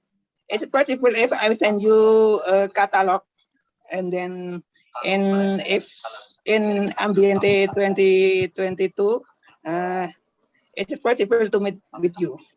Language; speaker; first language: English; non-native, learner; Indonesian